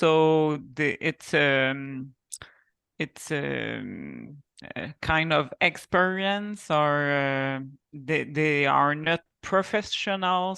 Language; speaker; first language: English; non-native, local second language; French